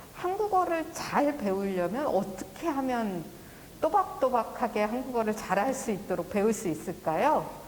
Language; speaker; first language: Korean; native; Korean